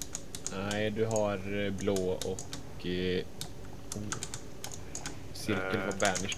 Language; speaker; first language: Swedish; native; Swedish